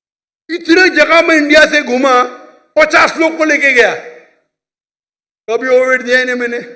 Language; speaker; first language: Hindi; non-native, local second language; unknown